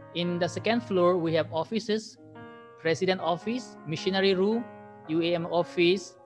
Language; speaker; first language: English; non-native, fluent; Burmese